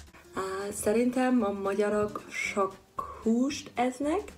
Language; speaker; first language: Hungarian; non-native, learner; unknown